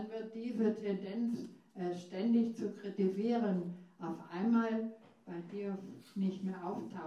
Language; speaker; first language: German; non-native, fluent; English